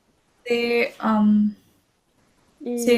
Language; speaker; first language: French; non-native, learner; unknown